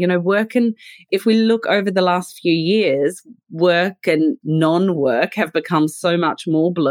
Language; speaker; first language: English; native; English